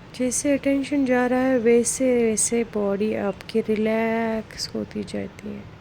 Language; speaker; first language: Hindi; non-native, local second language; Marathi